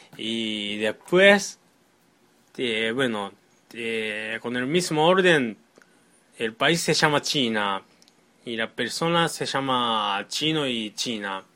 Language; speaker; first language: Spanish; non-native, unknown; Japanese